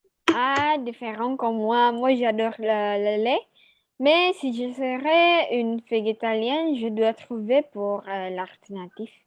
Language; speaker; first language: French; non-native, learner; Indonesian